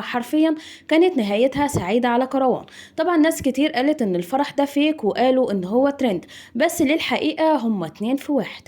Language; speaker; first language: Arabic; native; Arabic